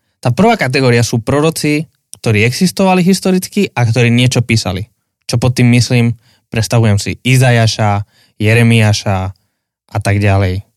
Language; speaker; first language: Slovak; native; Slovak